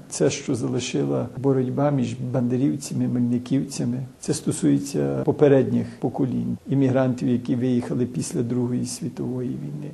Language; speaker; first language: Ukrainian; early bilingual, heritage; Ukrainian